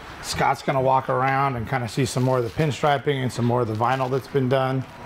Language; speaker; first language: English; native; English